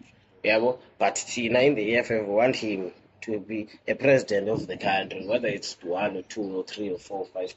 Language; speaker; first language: English; non-native, local second language; Xhosa